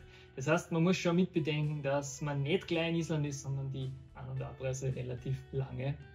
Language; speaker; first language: German; native; German